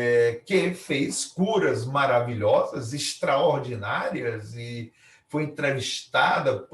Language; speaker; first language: Portuguese; native; Portuguese